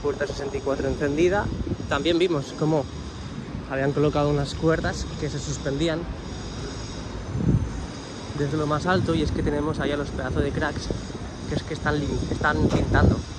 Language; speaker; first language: Spanish; native; Spanish